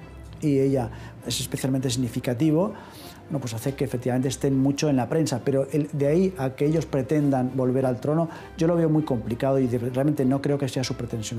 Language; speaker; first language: Spanish; native; Spanish